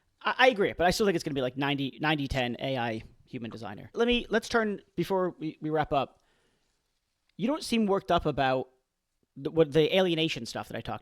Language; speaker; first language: English; native; English